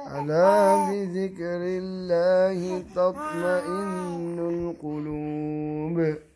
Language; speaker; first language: Arabic; non-native, learner; Indonesian